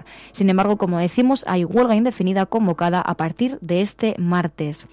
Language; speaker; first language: Spanish; native; Spanish